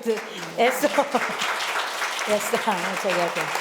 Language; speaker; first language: Spanish; non-native, learner; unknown